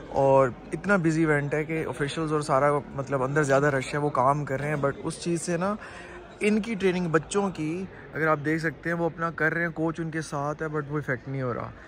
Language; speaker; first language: Urdu; native; Urdu